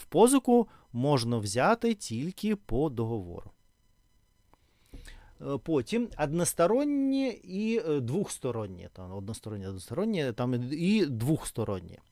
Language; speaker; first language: Ukrainian; non-native, learner; Russian